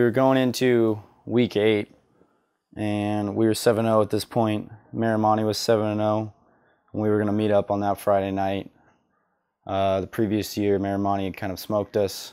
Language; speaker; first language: English; native; English